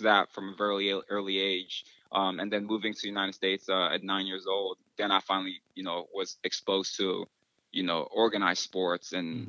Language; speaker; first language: English; early bilingual, other home language; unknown